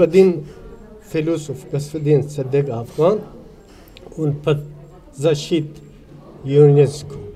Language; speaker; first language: Russian; non-native, learner; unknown